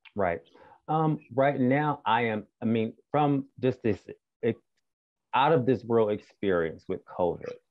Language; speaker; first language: English; native; English